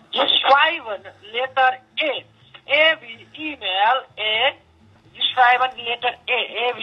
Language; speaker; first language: German; non-native, learner; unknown